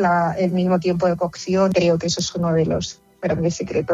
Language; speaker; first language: Spanish; native; Spanish